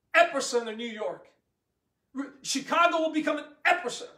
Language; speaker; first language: English; native; English